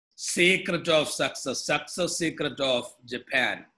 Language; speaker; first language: English; non-native, local second language; Malayalam